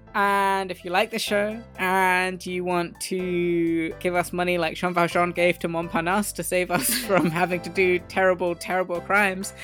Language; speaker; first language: English; native; English